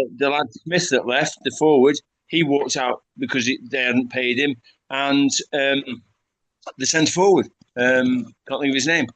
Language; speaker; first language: English; native; English